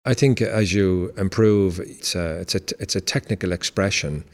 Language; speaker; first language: English; native; English